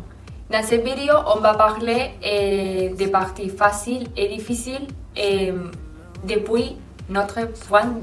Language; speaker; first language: French; non-native, learner; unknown